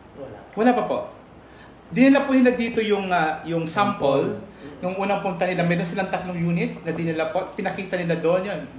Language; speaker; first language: Filipino; native; Filipino